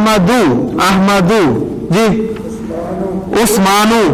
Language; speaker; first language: Arabic; non-native, learner; Urdu